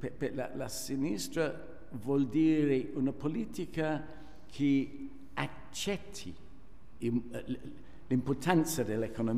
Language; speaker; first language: Italian; non-native, fluent; English